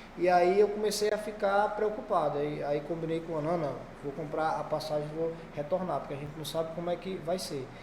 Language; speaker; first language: Portuguese; native; Portuguese